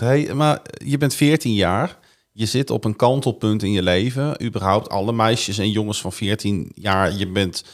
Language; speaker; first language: Dutch; native; Dutch